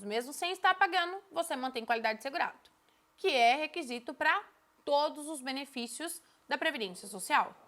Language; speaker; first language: Portuguese; native; Portuguese